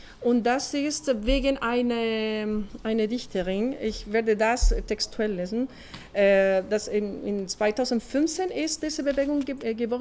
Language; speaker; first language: German; non-native, learner; Spanish